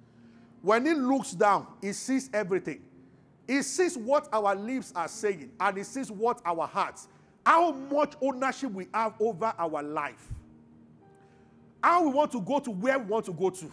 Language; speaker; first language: English; non-native, local second language; Yoruba